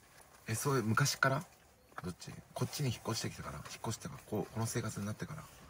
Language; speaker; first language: Japanese; native; Japanese